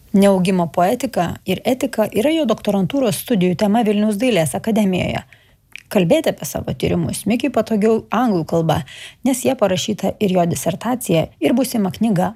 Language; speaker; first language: Lithuanian; native; Lithuanian